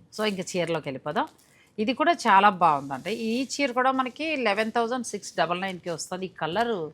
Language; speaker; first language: Telugu; native; Telugu